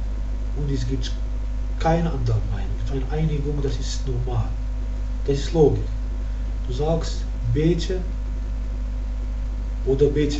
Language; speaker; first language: German; non-native, learner; Arabic